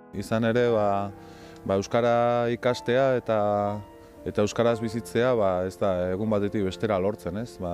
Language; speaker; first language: Basque; non-native, local second language; Spanish